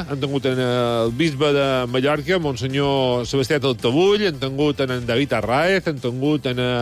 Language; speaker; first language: Catalan; native; Catalan